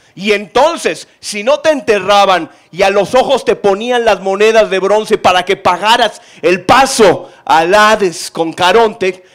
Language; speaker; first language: Spanish; native; Spanish